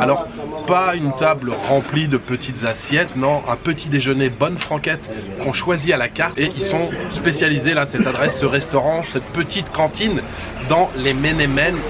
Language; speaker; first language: French; native; French